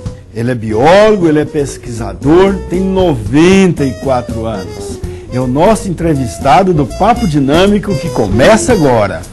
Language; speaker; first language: Portuguese; native; Portuguese